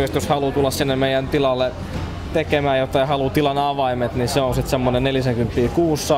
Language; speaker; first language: Finnish; native; Finnish